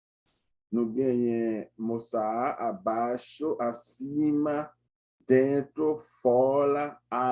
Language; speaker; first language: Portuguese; non-native, learner; Haitian Creole